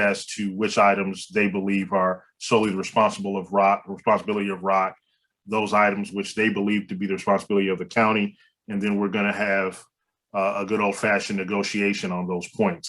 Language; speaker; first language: English; native; English